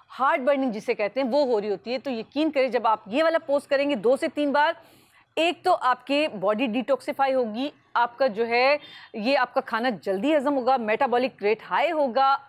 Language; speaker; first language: Urdu; native; Urdu